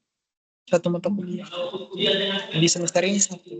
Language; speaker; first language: Indonesian; native; Indonesian